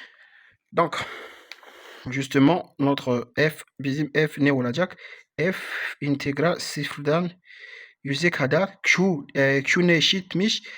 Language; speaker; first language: Turkish; non-native, learner; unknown